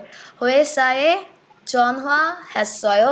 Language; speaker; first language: Korean; non-native, learner; Bangla